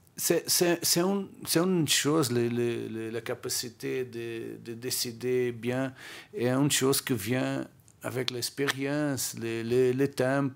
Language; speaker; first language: French; non-native, learner; Portuguese